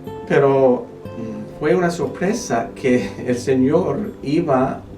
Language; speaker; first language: Spanish; non-native, fluent; English